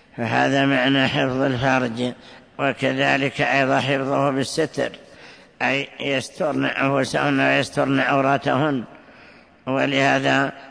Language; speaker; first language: Arabic; native; Arabic